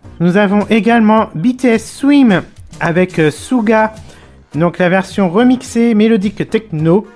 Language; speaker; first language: French; native; French